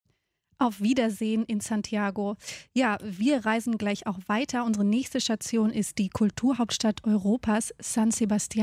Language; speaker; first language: German; native; German